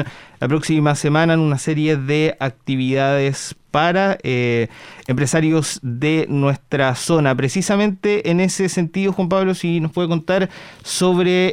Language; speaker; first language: Spanish; native; Spanish